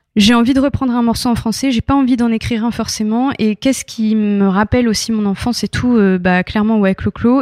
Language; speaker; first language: French; native; French